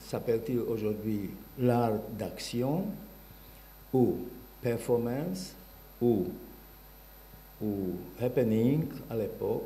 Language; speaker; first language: French; non-native, learner; Bulgarian